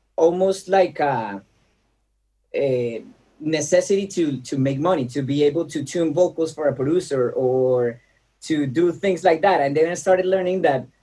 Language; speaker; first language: English; non-native, fluent; Spanish